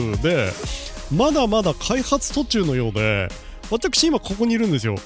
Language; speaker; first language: Japanese; native; Japanese